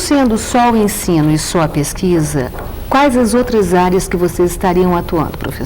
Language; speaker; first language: Portuguese; native; Portuguese